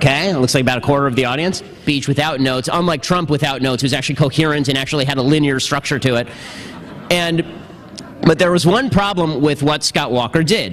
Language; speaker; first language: English; native; English